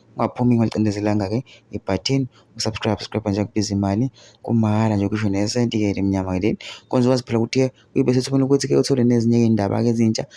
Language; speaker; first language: Zulu; native; Zulu